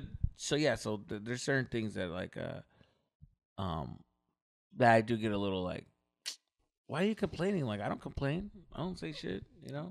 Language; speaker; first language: English; early bilingual, other home language; Spanish